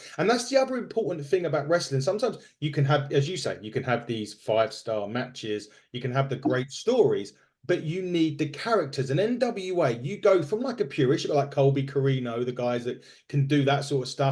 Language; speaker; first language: English; native; English